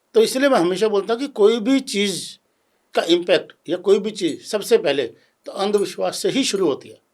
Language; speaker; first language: Hindi; native; Hindi